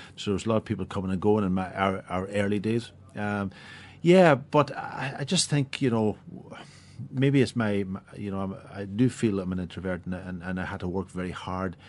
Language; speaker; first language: English; native; English